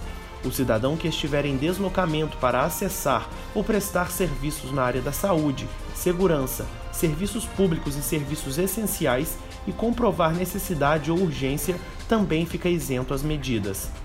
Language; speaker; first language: Portuguese; native; Portuguese